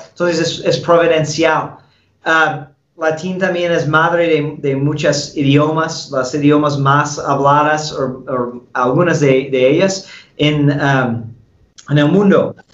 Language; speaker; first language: Spanish; non-native, fluent; English